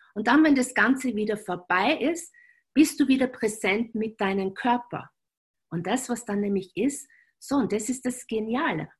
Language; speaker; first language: German; native; German